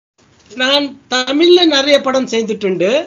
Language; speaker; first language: Tamil; early bilingual, heritage; Tamil